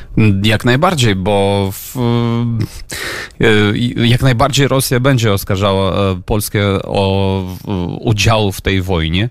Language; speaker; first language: Polish; non-native, fluent; Ukrainian